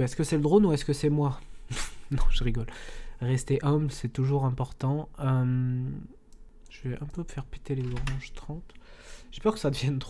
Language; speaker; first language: French; native; French